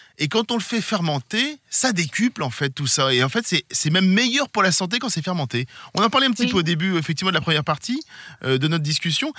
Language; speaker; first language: French; native; French